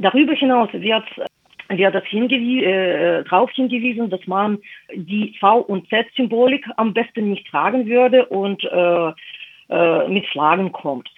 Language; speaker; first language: German; non-native, fluent; Russian